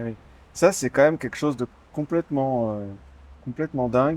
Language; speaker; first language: French; native; French